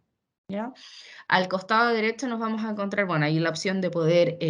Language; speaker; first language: Spanish; native; Spanish